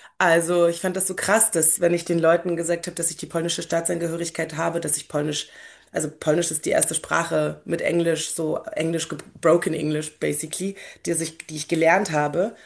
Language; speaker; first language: German; early bilingual, other home language; Polish